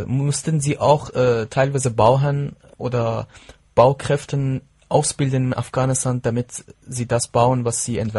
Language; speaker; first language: German; non-native, fluent; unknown